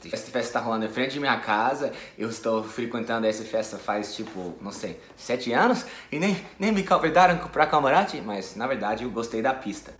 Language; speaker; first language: Portuguese; non-native, fluent; English